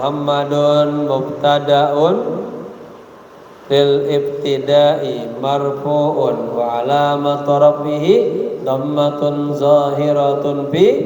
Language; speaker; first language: Arabic; non-native, fluent; Indonesian